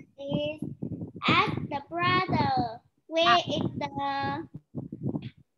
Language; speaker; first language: English; non-native, learner; Vietnamese